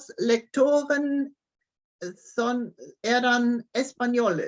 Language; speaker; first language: Spanish; non-native, learner; German